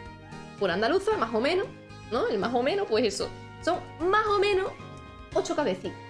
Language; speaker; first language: Spanish; native; Spanish